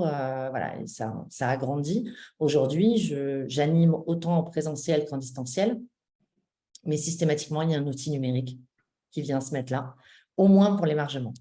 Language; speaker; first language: French; native; French